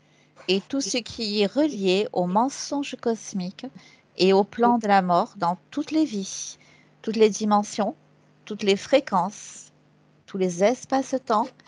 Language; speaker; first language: French; native; French